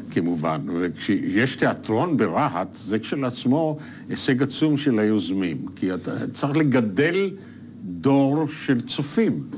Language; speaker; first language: Hebrew; native; Hebrew